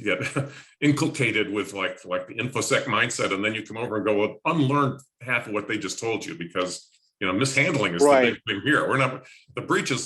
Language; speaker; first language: English; native; English